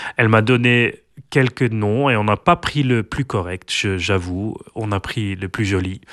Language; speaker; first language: French; non-native, local second language; Dutch